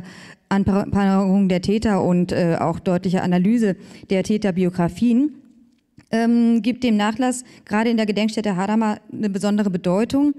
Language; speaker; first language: German; native; German